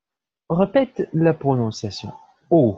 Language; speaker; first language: French; non-native, fluent; Portuguese